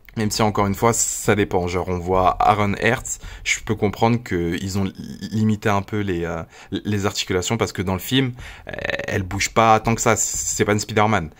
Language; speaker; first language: French; native; French